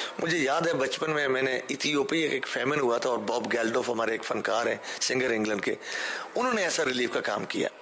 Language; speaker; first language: Urdu; early bilingual, heritage; Urdu